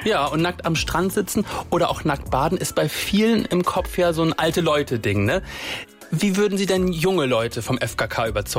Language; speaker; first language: German; native; German